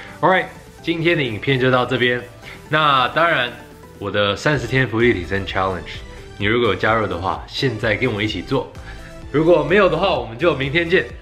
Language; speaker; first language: Chinese; early bilingual, heritage; Chinese